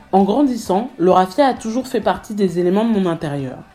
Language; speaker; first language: French; native; French